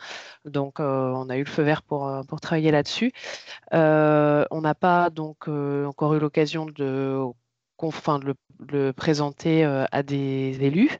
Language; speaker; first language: French; native; French